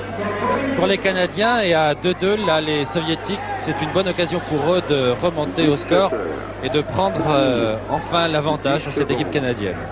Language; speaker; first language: French; native; French